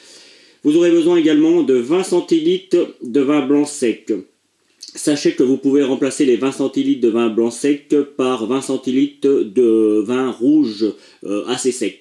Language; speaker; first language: French; native; French